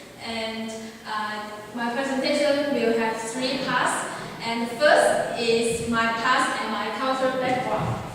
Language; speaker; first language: English; non-native, learner; Chinese